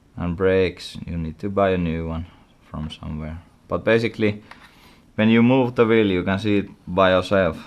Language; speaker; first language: English; non-native, fluent; Finnish